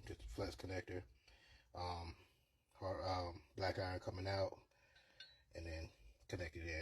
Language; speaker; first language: English; native; English